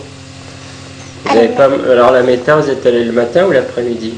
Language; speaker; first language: French; native; French